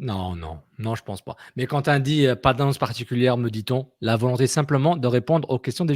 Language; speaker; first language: French; native; French